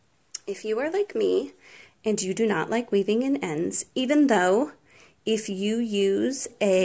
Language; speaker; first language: English; native; English